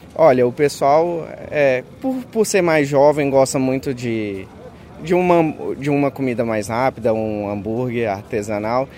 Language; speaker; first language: Portuguese; native; Portuguese